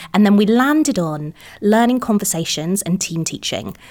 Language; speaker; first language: English; native; English